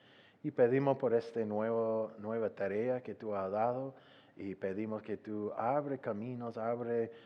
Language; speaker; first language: Spanish; non-native, fluent; English